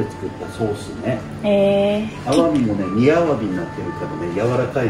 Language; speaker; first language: Japanese; native; Japanese